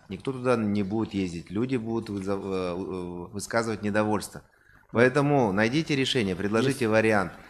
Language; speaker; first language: Russian; non-native, local second language; Kazakh